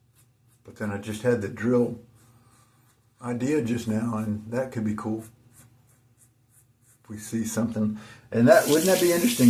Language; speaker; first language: English; native; English